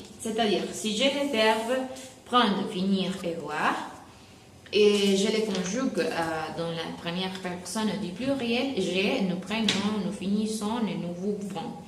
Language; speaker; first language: French; non-native, learner; Spanish